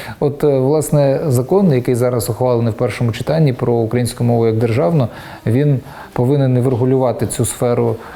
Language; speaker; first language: Ukrainian; non-native, local second language; Russian